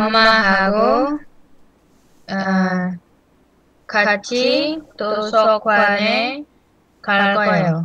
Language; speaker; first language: Korean; non-native, learner; Indonesian